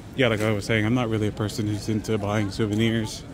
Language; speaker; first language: English; native; English